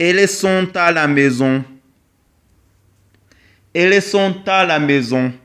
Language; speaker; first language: French; non-native, local second language; Kinyarwanda